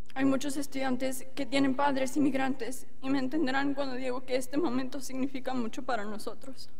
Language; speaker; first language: Spanish; early bilingual, other home language; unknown